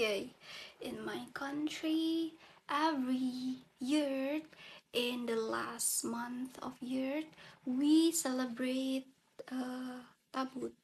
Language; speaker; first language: English; non-native, learner; Indonesian